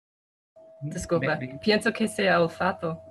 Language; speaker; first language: Spanish; non-native, learner; English